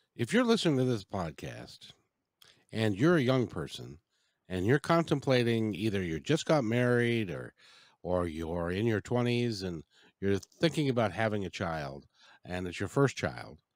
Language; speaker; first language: English; native; English